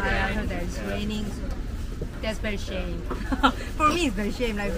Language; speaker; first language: English; non-native, learner; Korean